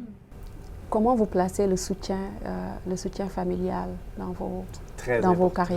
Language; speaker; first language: French; native; French